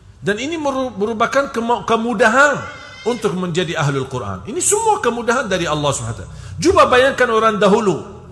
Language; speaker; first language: Malay; non-native, fluent; Arabic